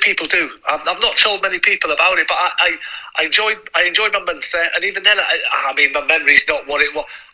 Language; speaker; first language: English; non-native, local second language; Welsh